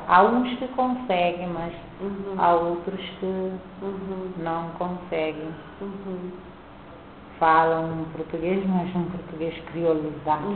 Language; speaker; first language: Portuguese; non-native, local second language; Kabuverdianu